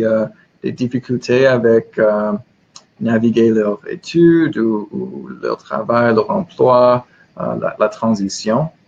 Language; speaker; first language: French; non-native, learner; English